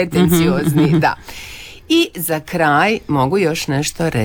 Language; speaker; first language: Serbian; native; Serbian